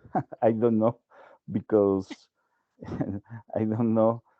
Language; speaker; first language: English; non-native, learner; Spanish